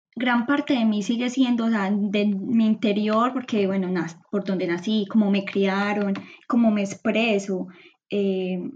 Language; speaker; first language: Spanish; native; Spanish